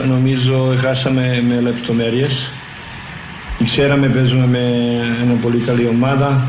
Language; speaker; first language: Greek; non-native, fluent; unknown